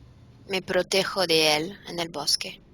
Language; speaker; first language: Spanish; non-native, fluent; French